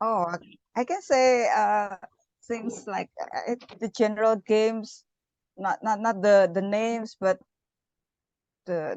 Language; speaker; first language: English; non-native, learner; Indonesian